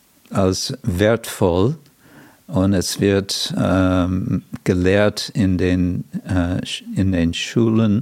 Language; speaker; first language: German; non-native, fluent; English